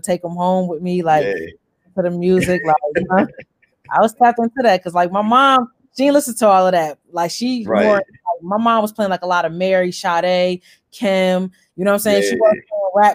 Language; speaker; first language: English; native; English